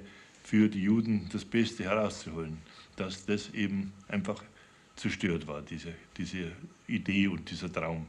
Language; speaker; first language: German; native; German